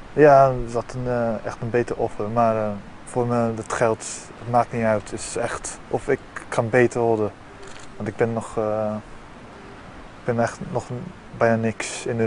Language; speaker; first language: Dutch; early bilingual, heritage; Dutch